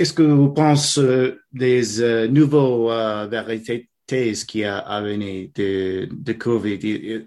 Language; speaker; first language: French; non-native, learner; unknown